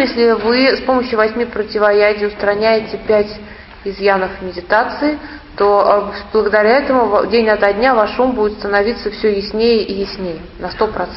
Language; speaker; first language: Russian; native; Russian